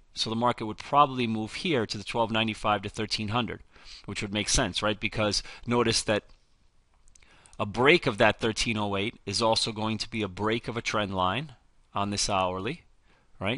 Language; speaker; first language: English; native; English